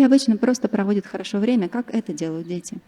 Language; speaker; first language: Russian; native; Russian